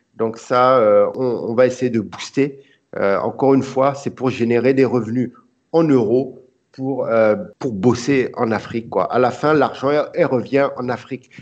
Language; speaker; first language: French; early bilingual, other home language; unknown